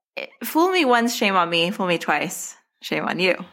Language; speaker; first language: English; native; English